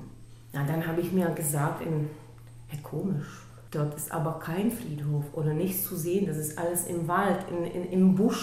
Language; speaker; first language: German; non-native, local second language; Czech